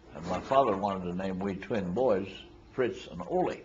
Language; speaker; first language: English; native; English